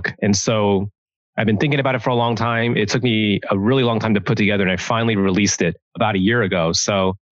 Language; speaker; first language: English; native; English